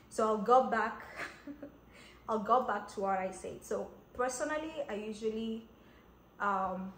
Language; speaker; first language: English; non-native, local second language; Kamba